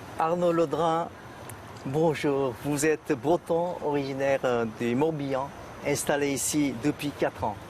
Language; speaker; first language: French; non-native, fluent; Korean